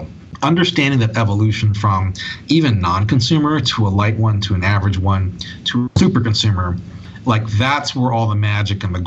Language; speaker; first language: English; native; English